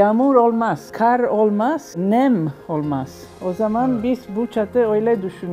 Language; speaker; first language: Turkish; non-native, learner; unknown